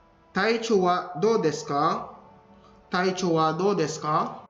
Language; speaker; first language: Japanese; non-native, fluent; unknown